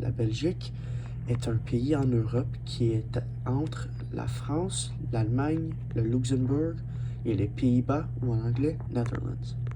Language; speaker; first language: French; non-native, learner; English